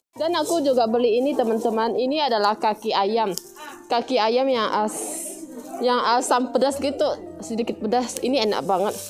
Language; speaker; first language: Indonesian; native; Indonesian